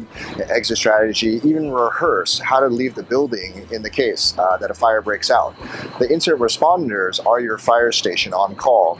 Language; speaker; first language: English; native; English